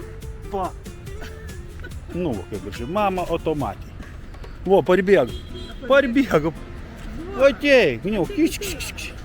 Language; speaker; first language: Russian; non-native, local second language; Lithuanian